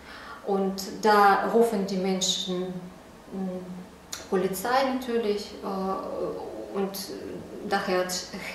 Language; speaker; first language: German; non-native, fluent; Russian